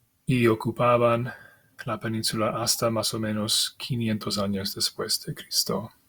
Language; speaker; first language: Spanish; non-native, fluent; English